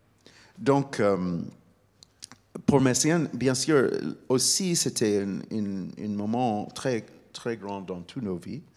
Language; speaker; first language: French; non-native, fluent; English